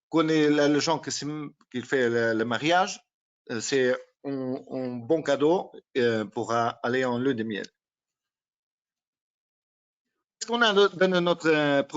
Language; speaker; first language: French; non-native, learner; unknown